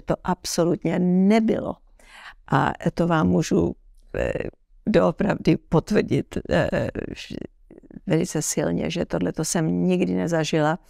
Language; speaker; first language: Czech; early bilingual, heritage; Czech